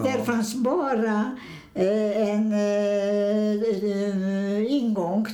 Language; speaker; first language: Swedish; non-native, fluent; Polish